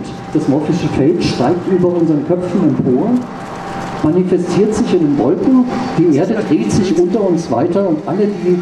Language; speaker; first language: German; native; German